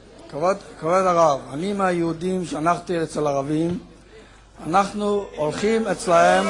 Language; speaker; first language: Hebrew; non-native, fluent; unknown